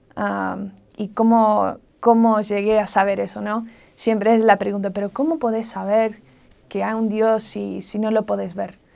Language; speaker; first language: Spanish; non-native, fluent; English